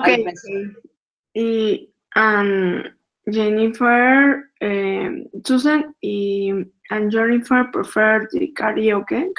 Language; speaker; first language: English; non-native, learner; Spanish